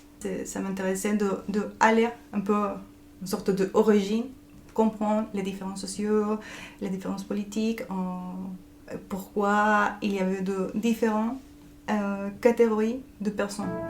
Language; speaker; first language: French; non-native, fluent; Spanish